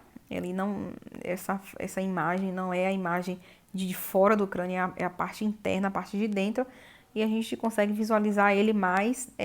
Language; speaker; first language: Portuguese; native; Portuguese